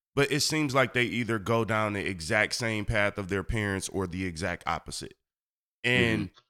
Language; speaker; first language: English; native; English